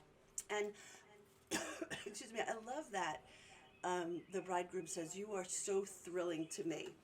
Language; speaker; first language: English; native; English